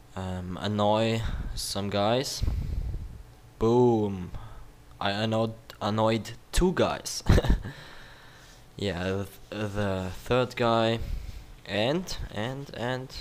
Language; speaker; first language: English; non-native, learner; German